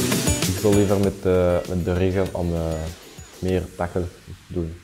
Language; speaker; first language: Dutch; non-native, local second language; French